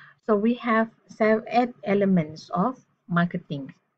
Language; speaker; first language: English; non-native, local second language; Malay